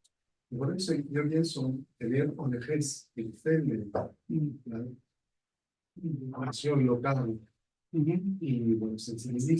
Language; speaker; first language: Spanish; non-native, fluent; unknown